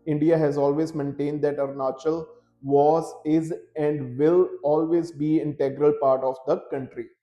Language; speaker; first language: English; non-native, local second language; Punjabi